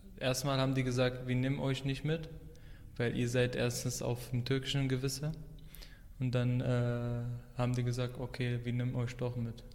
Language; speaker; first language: German; non-native, fluent; Arabic